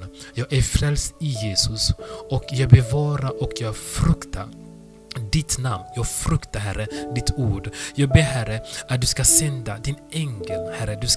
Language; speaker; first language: Swedish; non-native, fluent; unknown